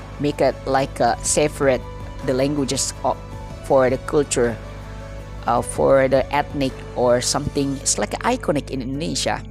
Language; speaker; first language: English; non-native, learner; Indonesian